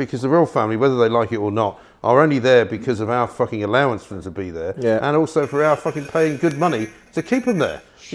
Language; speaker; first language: English; native; English